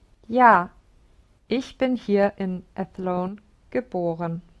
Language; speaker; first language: German; non-native, learner; English